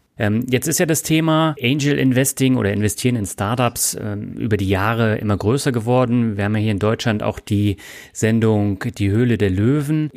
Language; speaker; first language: German; native; German